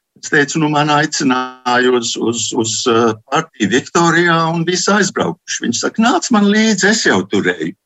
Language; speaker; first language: Latvian; early bilingual, heritage; Latvian